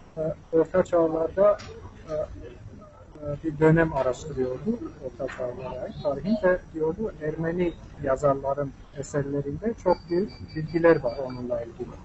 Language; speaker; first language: Turkish; non-native, fluent; Armenian